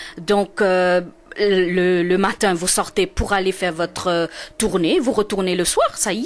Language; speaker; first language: French; non-native, local second language; Morisyen